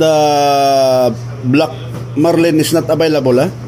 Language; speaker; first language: English; non-native, local second language; Filipino